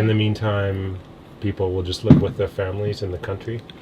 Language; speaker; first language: English; native; English